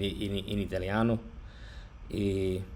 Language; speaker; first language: Italian; non-native, learner; English